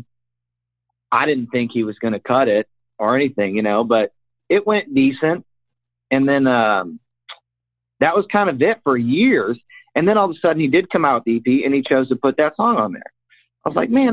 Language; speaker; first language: English; native; English